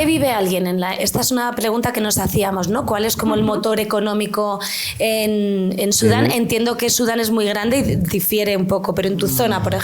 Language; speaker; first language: Spanish; native; Spanish